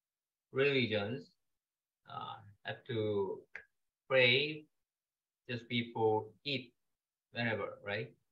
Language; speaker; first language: English; non-native, learner; Korean